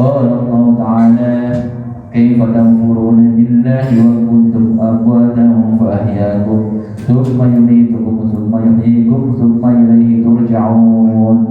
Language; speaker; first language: Indonesian; native; Indonesian